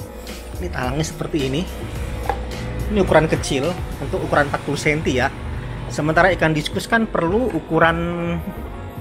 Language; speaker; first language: Indonesian; native; Indonesian